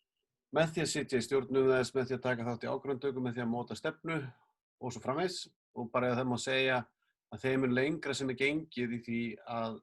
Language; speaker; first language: Icelandic; native; Icelandic